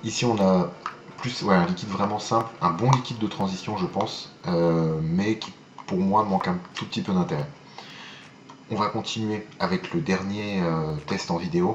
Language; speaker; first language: French; native; French